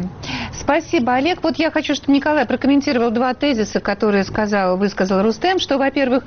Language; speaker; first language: Russian; native; Russian